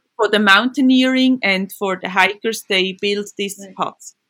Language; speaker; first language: English; non-native, fluent; Swiss German